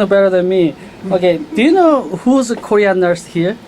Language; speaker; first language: English; non-native, learner; Korean